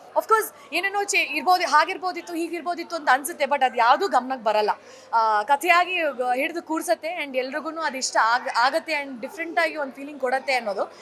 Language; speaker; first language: Kannada; native; Kannada